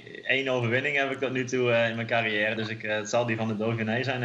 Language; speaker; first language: Dutch; native; Dutch